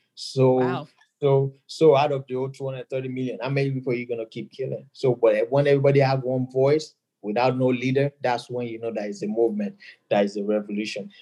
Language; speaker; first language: English; non-native, local second language; Yoruba